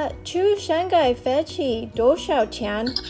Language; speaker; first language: Chinese; non-native, learner; English